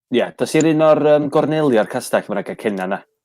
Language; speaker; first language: Welsh; native; Welsh